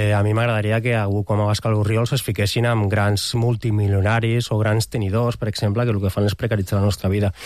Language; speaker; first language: Catalan; non-native, local second language; Spanish